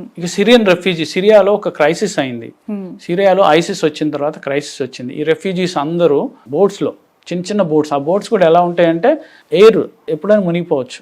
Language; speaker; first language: Telugu; native; Telugu